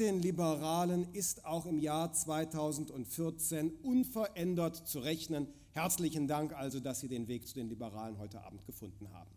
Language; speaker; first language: German; native; German